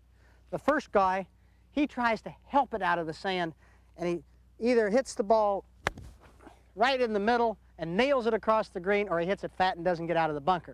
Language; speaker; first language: English; native; English